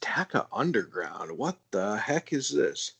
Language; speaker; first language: English; native; English